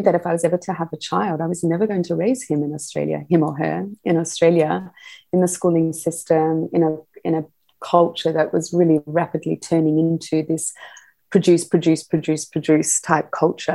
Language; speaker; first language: English; native; English